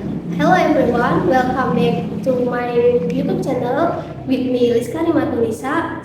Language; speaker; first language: English; non-native, learner; Indonesian